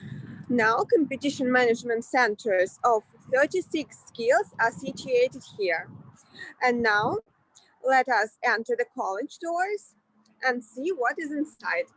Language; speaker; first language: English; non-native, fluent; Russian